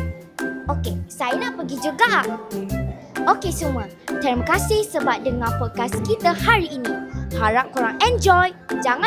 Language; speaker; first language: Malay; native; Malay